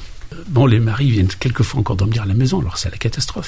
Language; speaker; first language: French; native; French